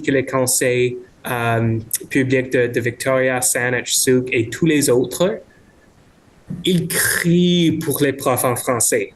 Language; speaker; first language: French; non-native, local second language; English